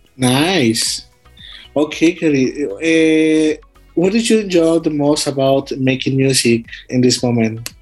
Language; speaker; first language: English; non-native, learner; Spanish